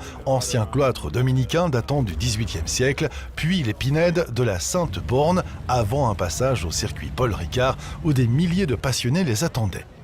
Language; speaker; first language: French; native; French